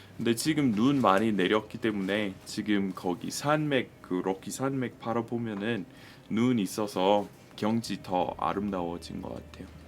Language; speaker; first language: Korean; non-native, fluent; English